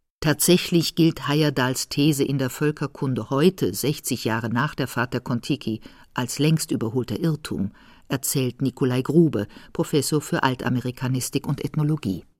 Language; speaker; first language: German; native; German